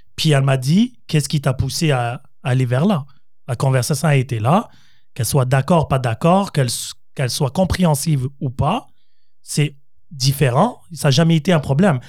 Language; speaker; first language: French; native; French